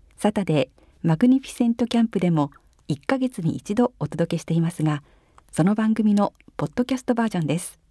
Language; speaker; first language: Japanese; native; Japanese